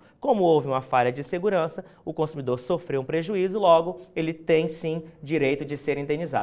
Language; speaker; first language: Portuguese; native; Portuguese